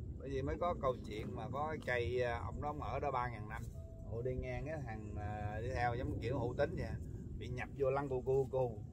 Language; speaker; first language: Vietnamese; early bilingual, heritage; Vietnamese